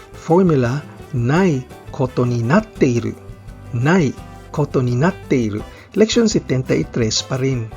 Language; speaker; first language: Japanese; non-native, fluent; Filipino